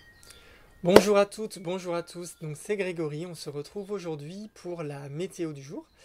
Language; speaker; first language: French; native; French